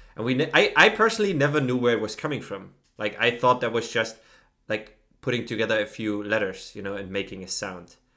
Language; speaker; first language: English; non-native, fluent; German